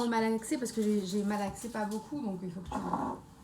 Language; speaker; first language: French; native; French